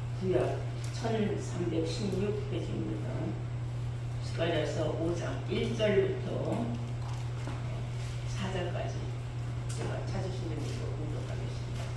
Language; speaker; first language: Korean; native; Korean